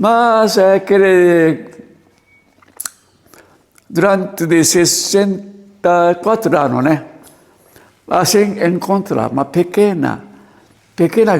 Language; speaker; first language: Portuguese; non-native, learner; Japanese